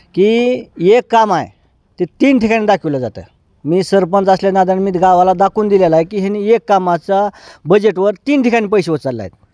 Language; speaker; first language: Marathi; native; Marathi